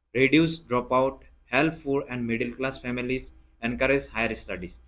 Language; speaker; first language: English; non-native, local second language; Assamese